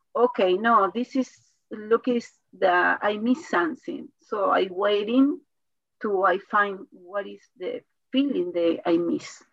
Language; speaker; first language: English; non-native, learner; Spanish